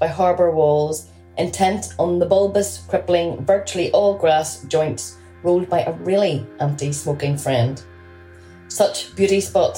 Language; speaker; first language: English; native; English